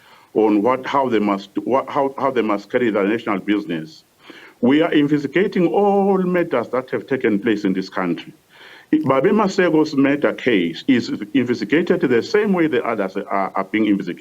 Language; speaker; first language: English; non-native, local second language; Swati